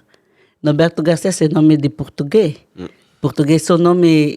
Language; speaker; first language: French; non-native, learner; Portuguese